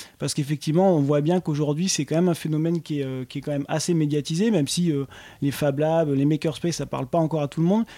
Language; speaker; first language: French; native; French